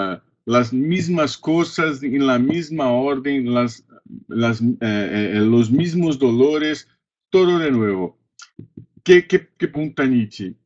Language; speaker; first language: Spanish; non-native, fluent; Portuguese